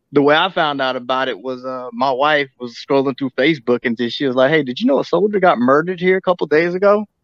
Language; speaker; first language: English; native; English